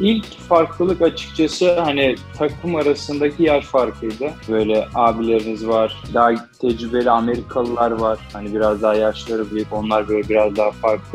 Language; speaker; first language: Turkish; native; Turkish